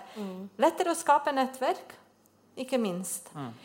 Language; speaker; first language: Norwegian; non-native, fluent; Bosnian